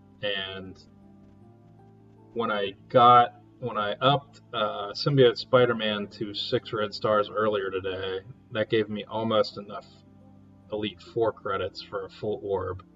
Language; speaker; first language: English; native; English